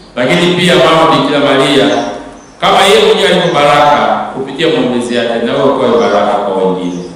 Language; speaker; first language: Swahili; native; Swahili